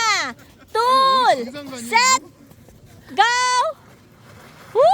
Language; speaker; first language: Korean; non-native, learner; Filipino